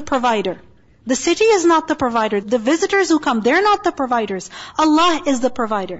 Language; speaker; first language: English; non-native, local second language; Urdu